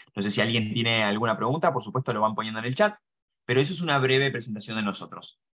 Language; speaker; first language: Spanish; native; Spanish